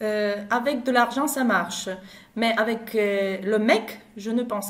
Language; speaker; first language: French; non-native, fluent; Russian